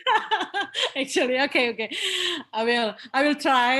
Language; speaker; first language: English; non-native, learner; Indonesian